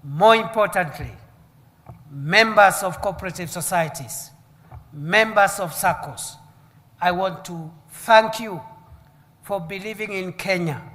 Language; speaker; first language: English; non-native, local second language; Swahili